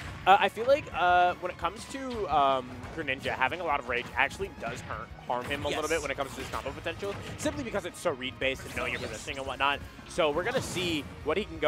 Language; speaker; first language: English; native; English